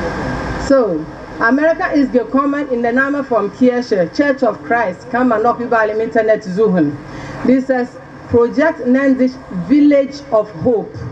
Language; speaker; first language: German; non-native, fluent; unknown